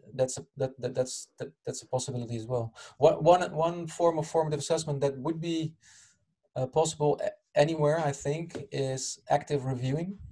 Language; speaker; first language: English; non-native, fluent; Dutch